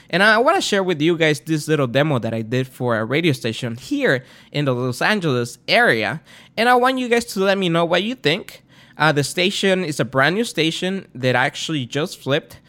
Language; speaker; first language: English; non-native, fluent; Spanish